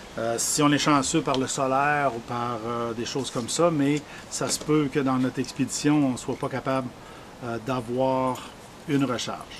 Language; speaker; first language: French; native; French